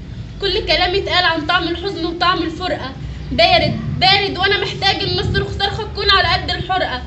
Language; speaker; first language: Arabic; native; Arabic